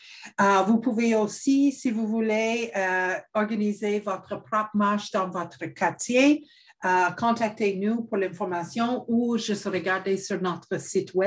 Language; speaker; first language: French; non-native, fluent; English